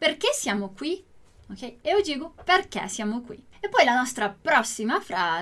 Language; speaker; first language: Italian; non-native, fluent; Portuguese